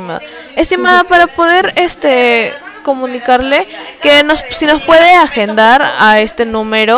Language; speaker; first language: Spanish; native; Spanish